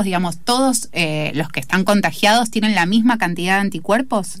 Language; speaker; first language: Spanish; native; Spanish